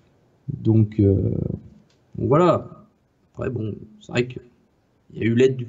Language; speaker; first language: French; native; French